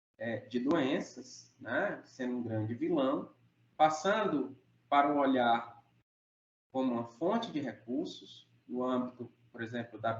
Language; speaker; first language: Portuguese; native; Portuguese